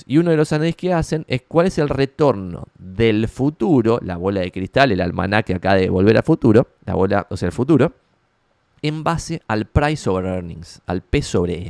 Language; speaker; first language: Spanish; native; Spanish